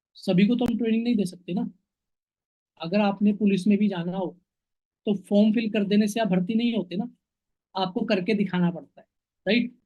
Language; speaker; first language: Hindi; native; Hindi